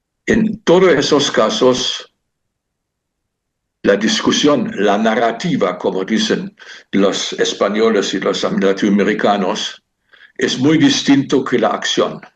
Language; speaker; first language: Spanish; non-native, fluent; German